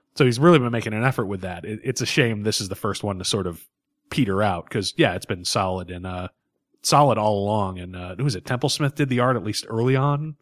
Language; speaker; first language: English; native; English